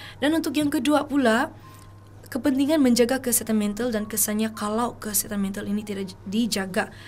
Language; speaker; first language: Malay; native; Malay